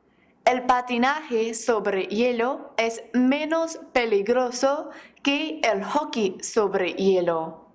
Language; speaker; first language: Spanish; non-native, fluent; English